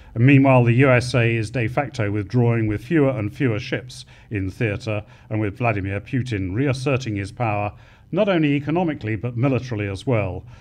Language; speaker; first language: English; native; English